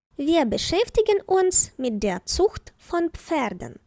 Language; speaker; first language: German; non-native, fluent; Ukrainian